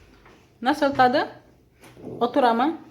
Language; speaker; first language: Turkish; non-native, learner; Indonesian